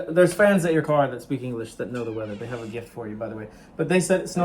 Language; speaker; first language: English; native; English